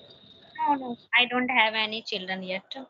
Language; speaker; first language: English; non-native, learner; Hindi